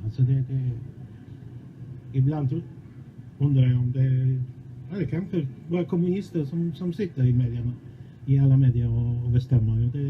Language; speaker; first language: Swedish; non-native, fluent; Polish